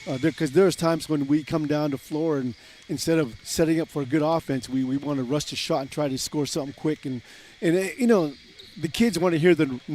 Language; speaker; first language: English; native; English